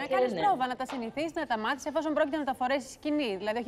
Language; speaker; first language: Greek; native; Greek